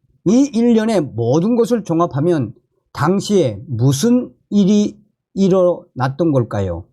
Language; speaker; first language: Korean; native; Korean